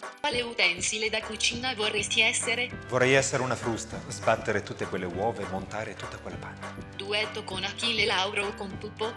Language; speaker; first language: Italian; native; Italian